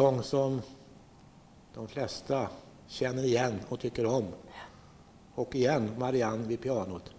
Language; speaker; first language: Swedish; native; Swedish